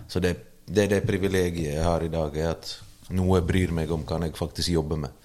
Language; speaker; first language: Norwegian; early bilingual, other home language; Bosnian